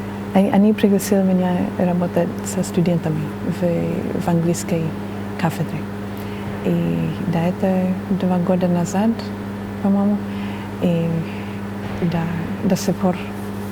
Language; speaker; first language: Russian; non-native, fluent; English